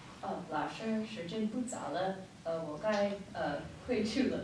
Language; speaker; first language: Chinese; non-native, learner; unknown